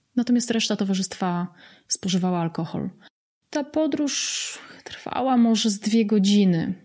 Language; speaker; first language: Polish; native; Polish